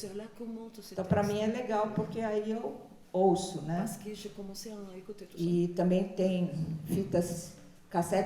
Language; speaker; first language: Portuguese; early bilingual, other home language; Chinese